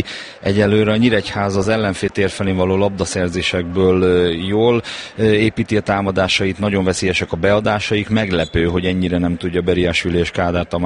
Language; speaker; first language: Hungarian; native; Hungarian